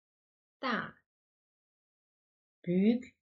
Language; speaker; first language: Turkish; non-native, learner; Chinese